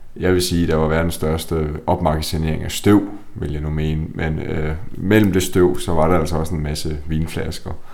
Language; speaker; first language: Danish; native; Danish